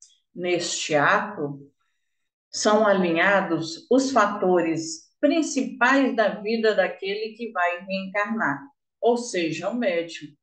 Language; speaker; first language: Portuguese; native; Portuguese